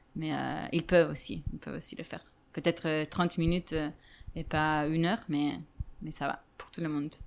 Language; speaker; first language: French; non-native, fluent; Italian